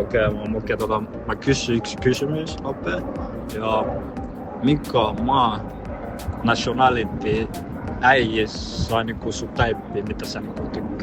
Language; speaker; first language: Finnish; non-native, learner; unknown